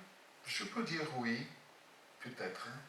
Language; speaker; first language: French; non-native, fluent; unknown